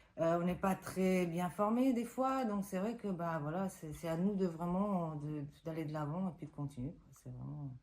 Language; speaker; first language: French; non-native, fluent; Spanish